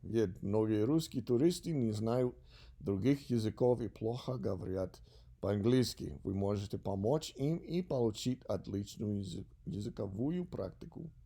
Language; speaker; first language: Russian; non-native, learner; English